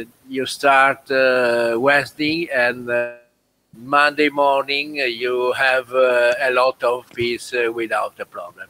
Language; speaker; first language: English; non-native, learner; Italian